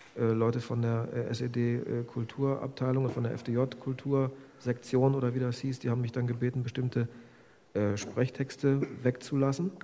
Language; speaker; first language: German; native; German